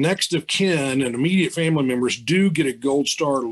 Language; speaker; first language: English; native; English